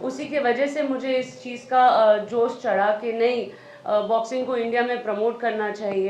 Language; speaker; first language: Hindi; native; Hindi